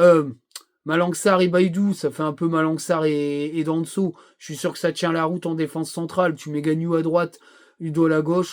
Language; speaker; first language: French; native; French